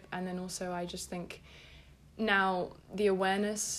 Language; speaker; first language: English; native; English